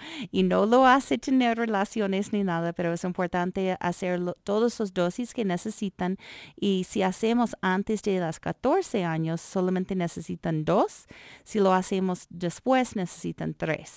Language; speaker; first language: Spanish; non-native, fluent; English